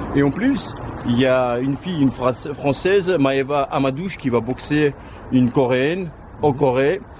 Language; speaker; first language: French; non-native, fluent; Georgian